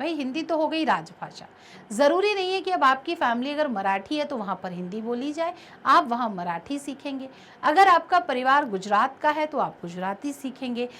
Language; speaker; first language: Hindi; native; Hindi